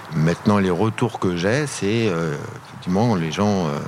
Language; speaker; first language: French; native; French